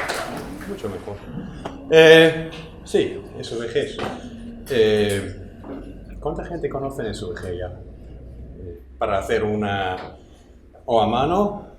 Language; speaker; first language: Spanish; non-native, fluent; English